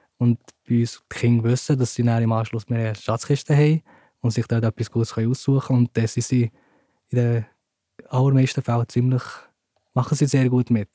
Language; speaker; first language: German; early bilingual, other home language; Turkish